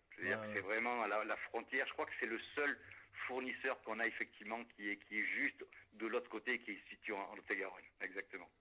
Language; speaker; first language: French; native; French